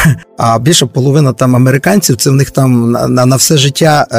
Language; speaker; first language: Ukrainian; native; Ukrainian